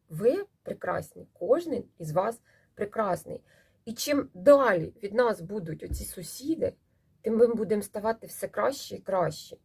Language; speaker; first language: Ukrainian; native; Ukrainian